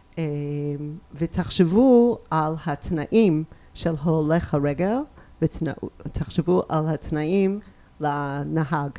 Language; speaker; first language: Hebrew; non-native, fluent; English